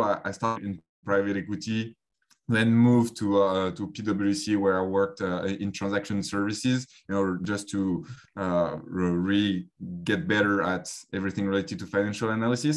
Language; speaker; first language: English; non-native, fluent; French